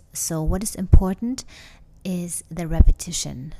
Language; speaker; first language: English; non-native, fluent; German